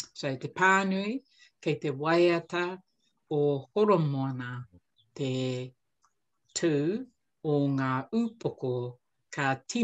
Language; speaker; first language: Māori; non-native, learner; English